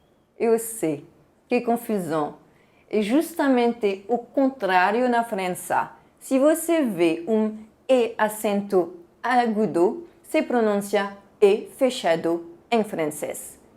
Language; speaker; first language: Portuguese; non-native, fluent; French